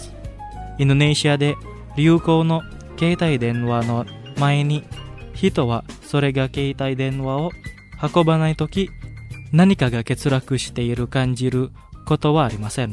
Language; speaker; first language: Japanese; non-native, fluent; Indonesian